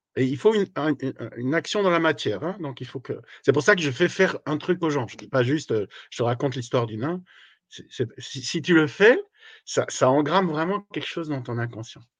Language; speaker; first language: French; native; French